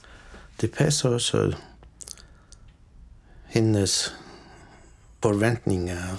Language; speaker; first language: Danish; non-native, fluent; Turkish